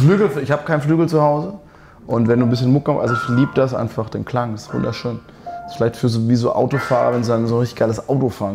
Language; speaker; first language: German; native; German